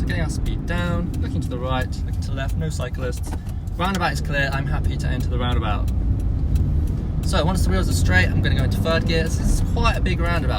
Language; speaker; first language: English; native; English